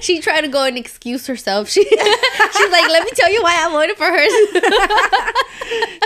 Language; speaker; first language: English; early bilingual, other home language; Spanish